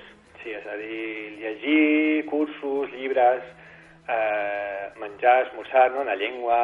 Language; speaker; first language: Catalan; non-native, fluent; English